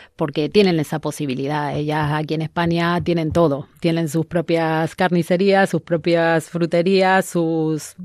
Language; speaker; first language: Spanish; native; Spanish